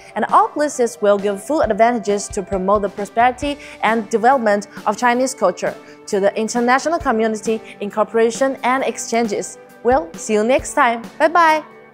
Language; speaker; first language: English; non-native, fluent; Chinese